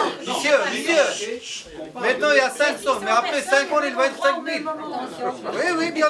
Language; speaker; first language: French; non-native, learner; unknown